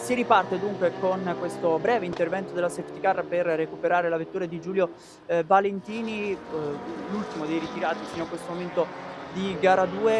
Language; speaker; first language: Italian; native; Italian